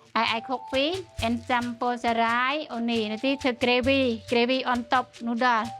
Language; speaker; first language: English; non-native, learner; Khmer